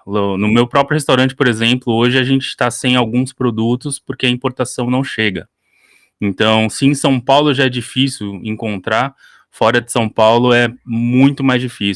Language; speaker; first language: Portuguese; early bilingual, other home language; Korean